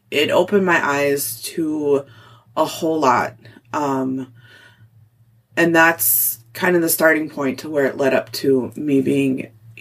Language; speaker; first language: English; native; English